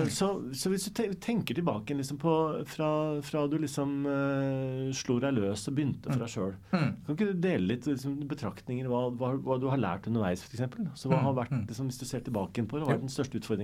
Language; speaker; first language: Norwegian; native; Norwegian